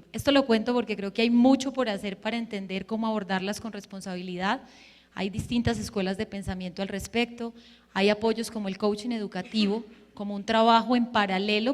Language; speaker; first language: Spanish; native; Spanish